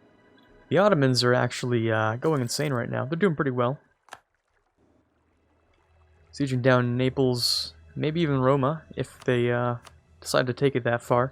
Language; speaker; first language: English; native; English